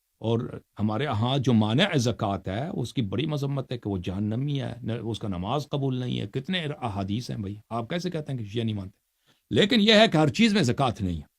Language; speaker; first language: Urdu; non-native, fluent; Persian